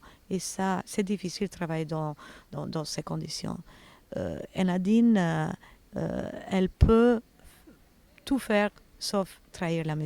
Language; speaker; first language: French; non-native, fluent; Albanian